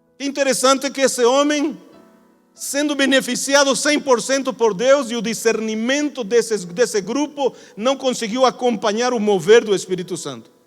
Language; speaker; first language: Portuguese; non-native, fluent; Spanish